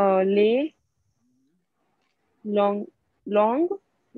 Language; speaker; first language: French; non-native, learner; Hindi